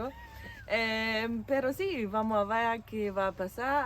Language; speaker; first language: Spanish; non-native, fluent; German